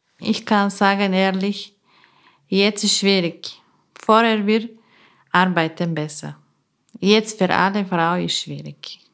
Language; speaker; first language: German; non-native, learner; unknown